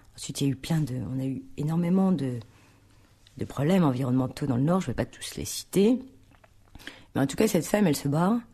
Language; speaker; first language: French; native; French